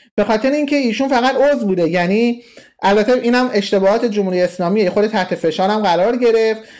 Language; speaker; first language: Persian; native; Persian